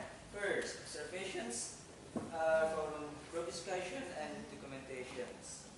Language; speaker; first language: English; non-native, fluent; Indonesian